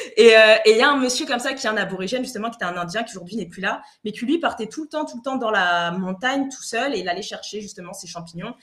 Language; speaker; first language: French; non-native, fluent; Spanish